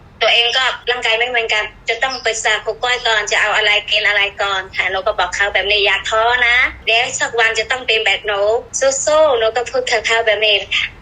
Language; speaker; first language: Thai; non-native, fluent; Burmese